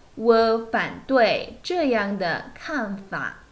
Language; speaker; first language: Chinese; non-native, fluent; Korean